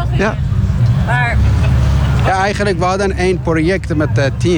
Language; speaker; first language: Dutch; non-native, learner; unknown